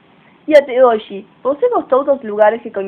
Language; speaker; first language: Portuguese; non-native, learner; Spanish